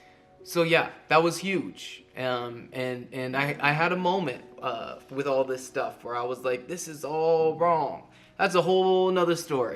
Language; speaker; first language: English; native; English